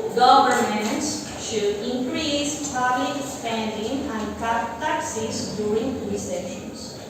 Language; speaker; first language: English; non-native, fluent; Spanish